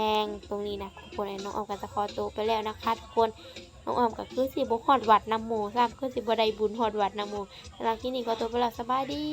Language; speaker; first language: Thai; non-native, local second language; Lao